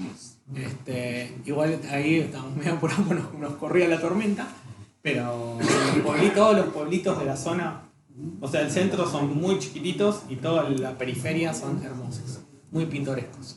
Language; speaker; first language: Spanish; native; Spanish